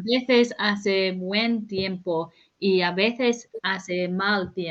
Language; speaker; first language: Spanish; non-native, learner; English